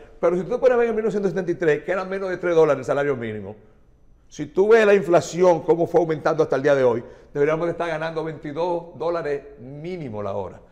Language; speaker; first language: Spanish; native; Spanish